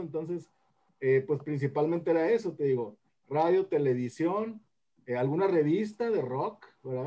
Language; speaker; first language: Spanish; native; Spanish